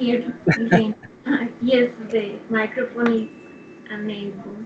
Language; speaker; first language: English; non-native, learner; Spanish